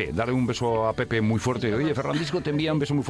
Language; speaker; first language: Spanish; native; Spanish